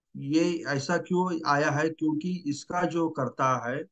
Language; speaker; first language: Hindi; non-native, local second language; Marathi